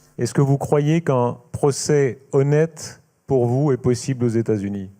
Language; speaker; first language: French; native; French